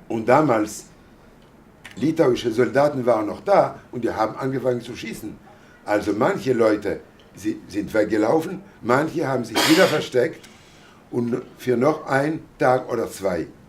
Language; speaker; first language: German; non-native, fluent; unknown